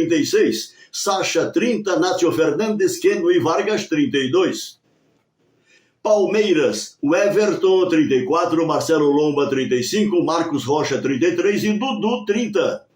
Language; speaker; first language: Portuguese; native; Portuguese